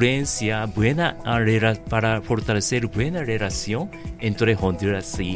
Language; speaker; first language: Spanish; non-native, fluent; Japanese